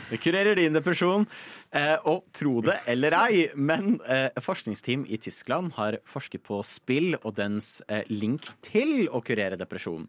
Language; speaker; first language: Norwegian; native; Norwegian